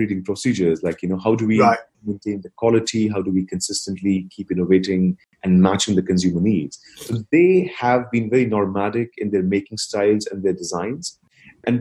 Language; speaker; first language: English; non-native, local second language; Hindi